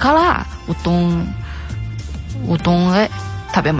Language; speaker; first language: Japanese; non-native, learner; Chinese